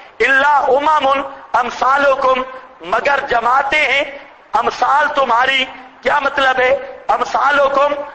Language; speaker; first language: Urdu; non-native, local second language; Punjabi